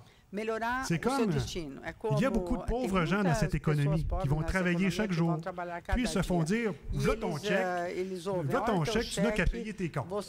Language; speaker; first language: French; native; French